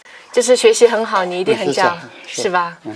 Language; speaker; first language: Chinese; native; Chinese